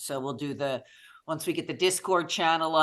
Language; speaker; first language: English; native; English